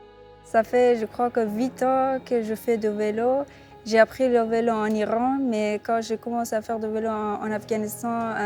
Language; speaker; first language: French; non-native, learner; Persian